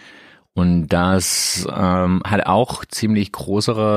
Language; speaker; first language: German; non-native, learner; Russian